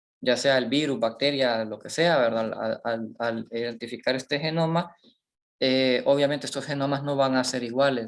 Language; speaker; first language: Spanish; native; Spanish